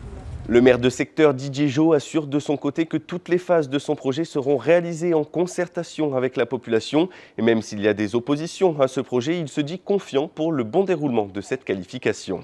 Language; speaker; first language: French; native; French